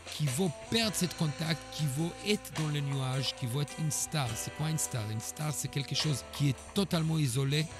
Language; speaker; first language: French; non-native, fluent; Hebrew